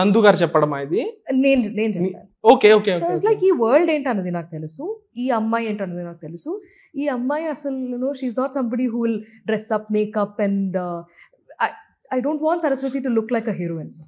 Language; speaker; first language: Telugu; native; Telugu